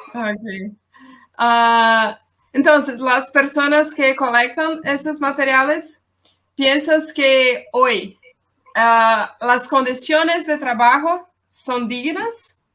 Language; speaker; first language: Spanish; non-native, learner; Portuguese